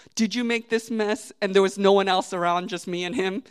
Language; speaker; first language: English; native; English